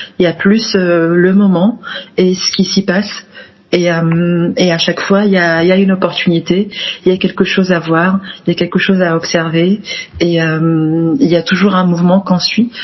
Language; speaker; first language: French; non-native, local second language; Arabic